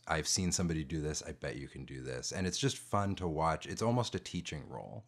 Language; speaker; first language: English; native; English